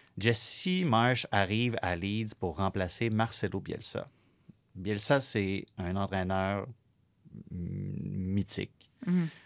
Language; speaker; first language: French; native; French